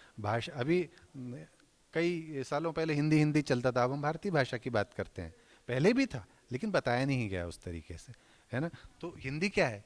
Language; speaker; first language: Hindi; non-native, local second language; Marathi